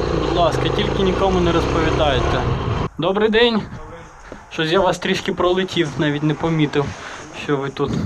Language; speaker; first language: Ukrainian; non-native, local second language; Russian